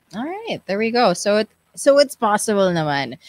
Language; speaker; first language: English; non-native, local second language; Filipino